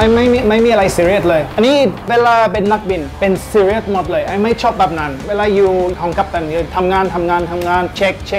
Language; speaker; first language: Thai; non-native, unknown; English